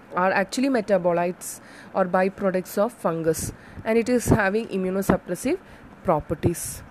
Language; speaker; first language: English; non-native, local second language; Malayalam